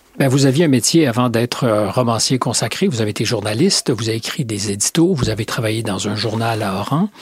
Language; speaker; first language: French; native; French